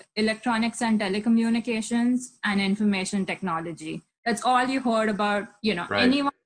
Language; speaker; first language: English; non-native, local second language; Hindi